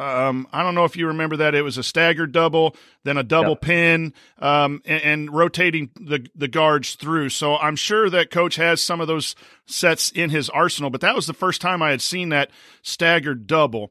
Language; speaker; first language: English; native; English